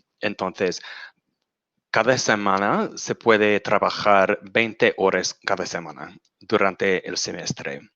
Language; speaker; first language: Spanish; non-native, learner; English